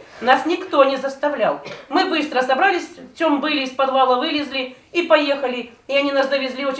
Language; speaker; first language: Russian; native; Russian